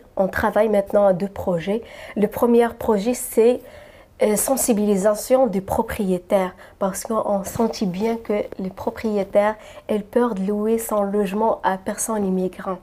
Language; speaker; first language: French; non-native, local second language; Arabic